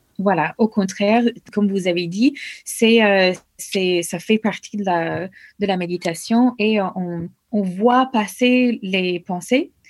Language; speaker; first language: French; non-native, fluent; English